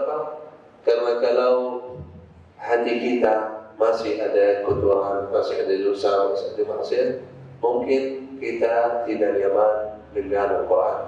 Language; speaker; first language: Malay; non-native, fluent; Arabic